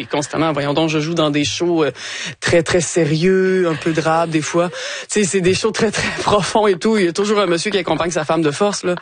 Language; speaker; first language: French; native; French